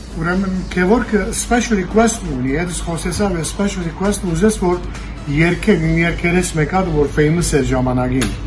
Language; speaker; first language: Armenian; early bilingual, heritage; Armenian